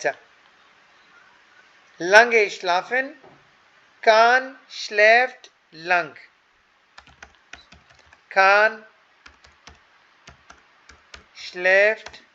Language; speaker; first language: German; non-native, fluent; Hindi